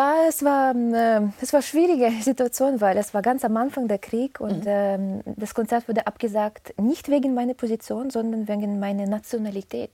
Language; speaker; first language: German; non-native, fluent; Russian